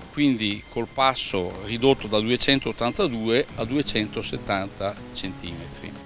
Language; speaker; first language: Italian; native; Italian